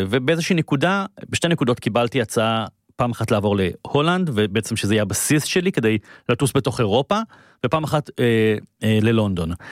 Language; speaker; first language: Hebrew; native; Hebrew